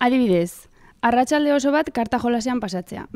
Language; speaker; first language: Basque; native; Basque